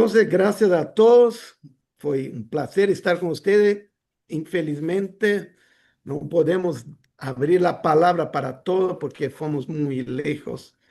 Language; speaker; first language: Spanish; non-native, fluent; Portuguese